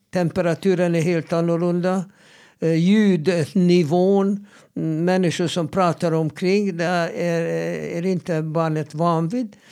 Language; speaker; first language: Swedish; non-native, fluent; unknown